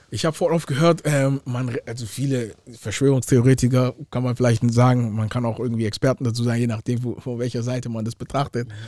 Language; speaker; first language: German; early bilingual, other home language; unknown